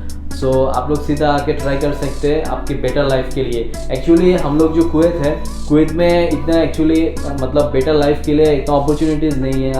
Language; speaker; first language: Hindi; non-native, fluent; Bangla